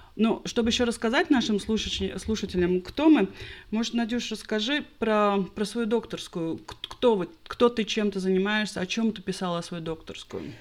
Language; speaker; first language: Russian; non-native, local second language; Latvian